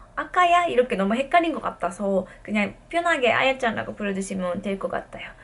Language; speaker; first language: Korean; non-native, fluent; Japanese